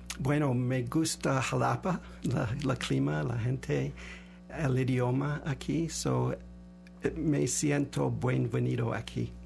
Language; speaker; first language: Spanish; non-native, learner; English